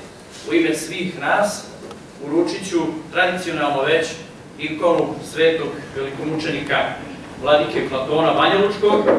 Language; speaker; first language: Serbian; native; Serbian